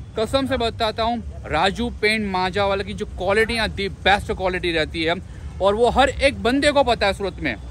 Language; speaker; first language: Hindi; non-native, local second language; Gujarati